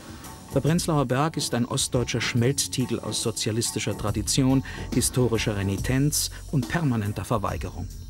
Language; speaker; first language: German; native; German